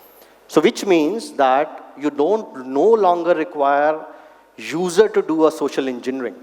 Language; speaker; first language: English; non-native, local second language; Hindi